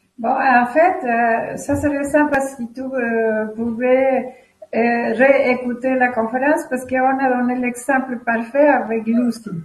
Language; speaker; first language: French; non-native, fluent; Spanish